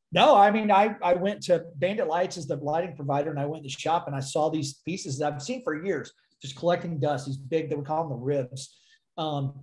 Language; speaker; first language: English; native; English